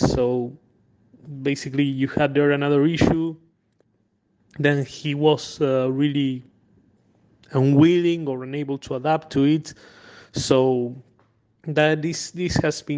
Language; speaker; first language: English; non-native, fluent; Spanish